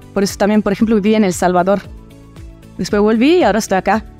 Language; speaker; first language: Spanish; early bilingual, heritage; Italian